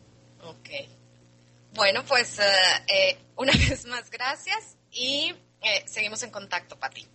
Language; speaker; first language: Spanish; native; Spanish